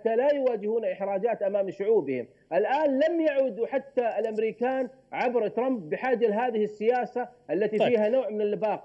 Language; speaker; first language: Arabic; native; Arabic